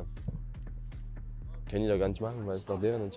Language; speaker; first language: German; native; German